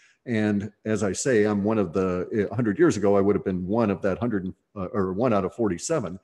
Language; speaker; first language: English; native; English